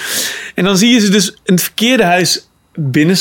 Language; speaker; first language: Dutch; native; Dutch